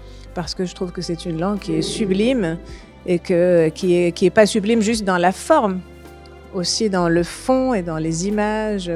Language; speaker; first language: French; non-native, local second language; Arabic